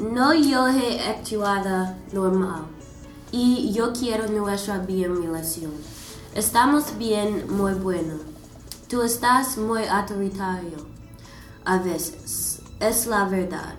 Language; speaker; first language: Spanish; non-native, learner; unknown